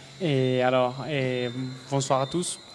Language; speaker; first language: French; non-native, learner; Spanish